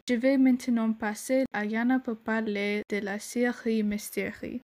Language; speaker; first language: French; non-native, learner; English